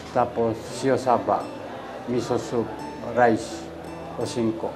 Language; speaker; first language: Filipino; non-native, learner; Japanese